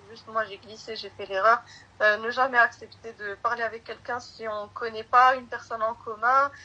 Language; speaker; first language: French; early bilingual, other home language; Arabic